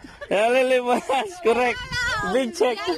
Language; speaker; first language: English; non-native, local second language; Filipino